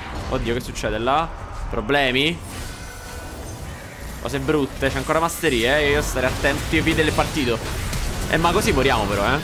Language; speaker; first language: Italian; native; Italian